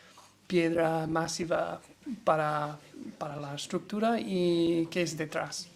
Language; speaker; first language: Spanish; non-native, learner; English